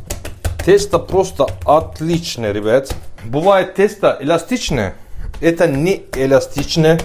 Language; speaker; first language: Russian; non-native, learner; Turkish